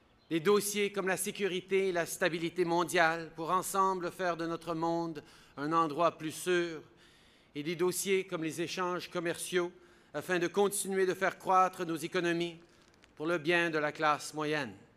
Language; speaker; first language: French; early bilingual, heritage; French